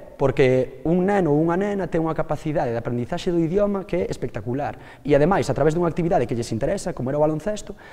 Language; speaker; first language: Galician; native; Galician